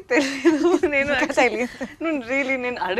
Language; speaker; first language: Telugu; non-native, learner; Tamil